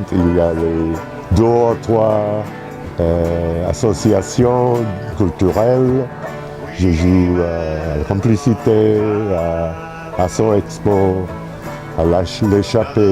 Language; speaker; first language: French; non-native, fluent; English